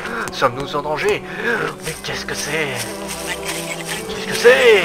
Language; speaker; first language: French; native; French